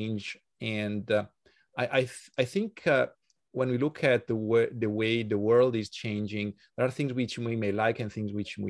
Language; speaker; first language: English; non-native, fluent; Italian